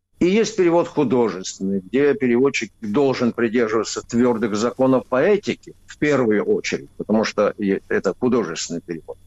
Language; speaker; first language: Russian; non-native, local second language; Avaric